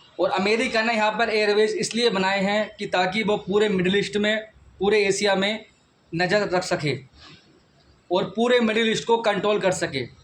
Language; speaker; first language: Hindi; native; Hindi